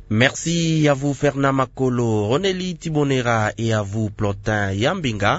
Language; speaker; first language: French; non-native, local second language; Lingala